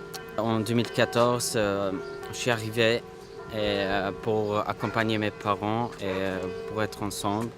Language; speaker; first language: French; non-native, fluent; Armenian